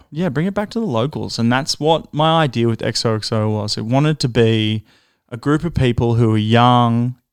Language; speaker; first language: English; native; English